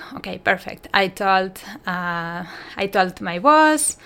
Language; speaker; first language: English; non-native, fluent; Spanish